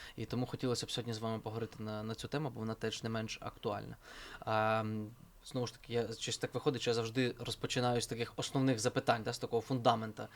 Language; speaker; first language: Ukrainian; native; Ukrainian